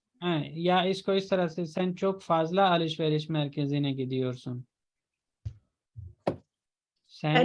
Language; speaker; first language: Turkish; non-native, fluent; Urdu